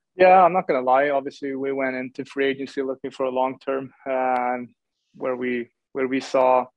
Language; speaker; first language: English; non-native, fluent; Swedish